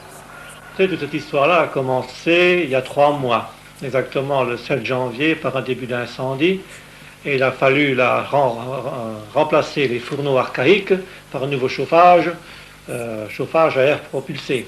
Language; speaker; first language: French; native; French